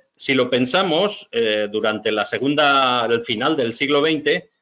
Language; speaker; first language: Spanish; native; Spanish